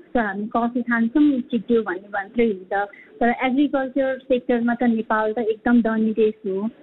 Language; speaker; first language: Nepali; non-native, local second language; Sherpa